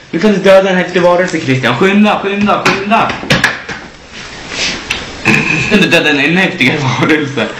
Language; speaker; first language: Swedish; native; Swedish